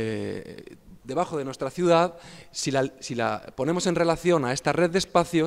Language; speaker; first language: Spanish; native; Spanish